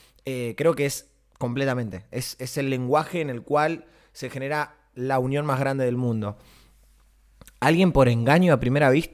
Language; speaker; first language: Spanish; native; Spanish